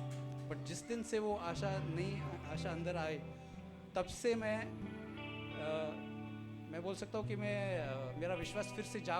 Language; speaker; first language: Hindi; non-native, local second language; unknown